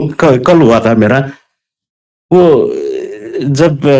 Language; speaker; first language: Hindi; non-native, local second language; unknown